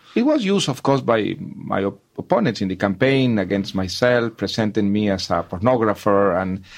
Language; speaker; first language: English; non-native, fluent; Spanish